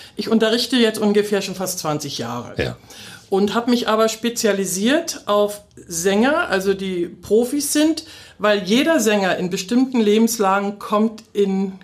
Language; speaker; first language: German; native; German